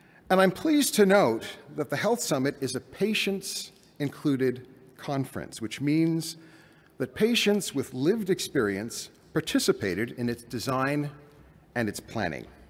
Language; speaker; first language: English; native; English